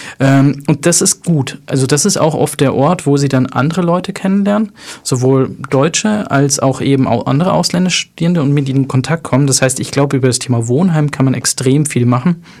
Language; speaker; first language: German; native; German